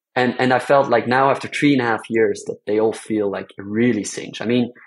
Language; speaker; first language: English; non-native, fluent; Dutch